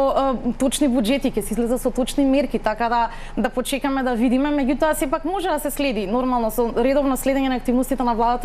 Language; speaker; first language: Macedonian; native; Macedonian